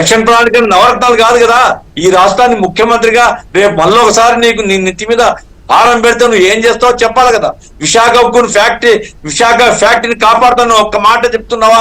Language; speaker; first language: Telugu; native; Telugu